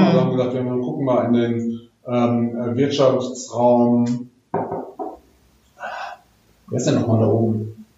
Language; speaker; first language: German; native; German